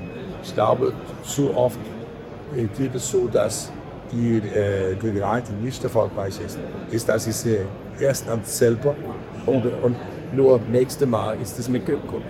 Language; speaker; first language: German; non-native, learner; Danish